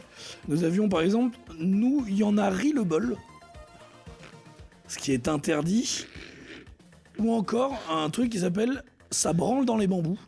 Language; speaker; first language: French; native; French